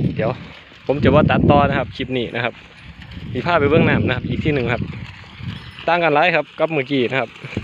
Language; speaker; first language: Thai; native; Thai